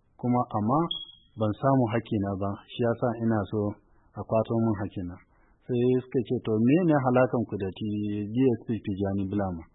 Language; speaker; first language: Hausa; non-native, local second language; Kanuri